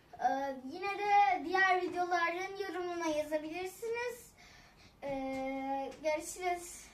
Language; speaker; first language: Turkish; native; Turkish